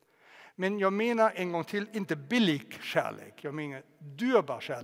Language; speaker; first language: Norwegian; non-native, fluent; German